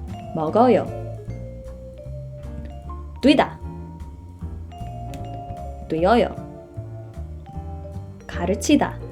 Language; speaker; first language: Korean; non-native, fluent; English